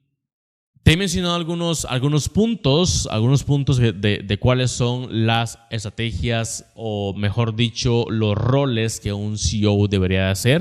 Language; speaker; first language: Spanish; native; Spanish